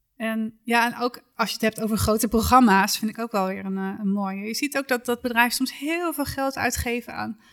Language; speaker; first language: Dutch; native; Dutch